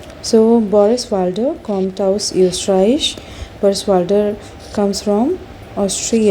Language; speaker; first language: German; non-native, learner; Hindi